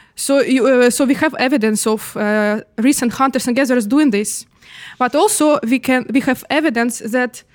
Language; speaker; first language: English; non-native, fluent; Russian